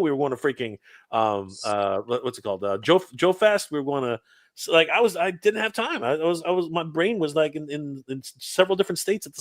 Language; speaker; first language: English; native; English